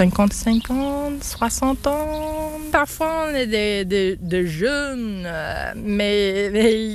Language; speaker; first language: French; non-native, learner; English